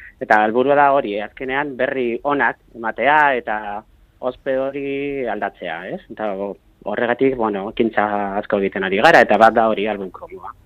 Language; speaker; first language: Basque; non-native, local second language; Spanish